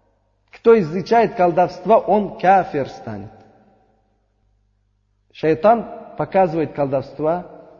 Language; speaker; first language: Russian; non-native, learner; Uzbek